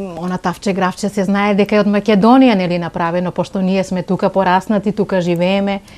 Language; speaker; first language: Macedonian; non-native, local second language; Romany